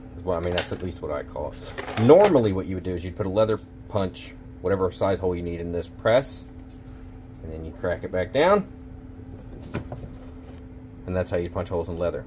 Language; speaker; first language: English; native; English